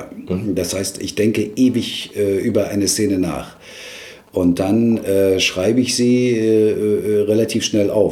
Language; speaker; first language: German; native; German